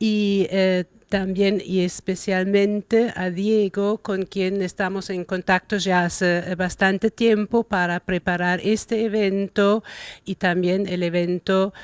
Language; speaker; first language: Spanish; non-native, fluent; German